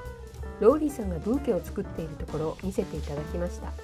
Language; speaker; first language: Japanese; native; Japanese